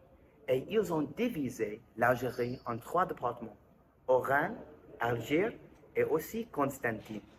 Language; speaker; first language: French; non-native, learner; English